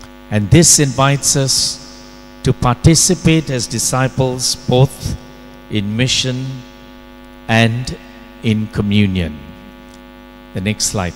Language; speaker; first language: English; non-native, local second language; Tamil